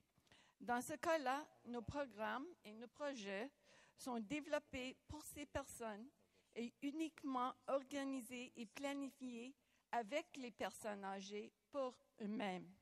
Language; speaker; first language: French; non-native, local second language; English